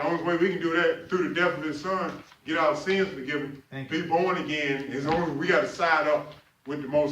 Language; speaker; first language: English; native; English